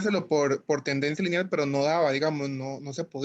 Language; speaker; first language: Spanish; native; Spanish